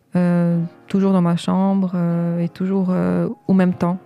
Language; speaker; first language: French; early bilingual, other home language; Portuguese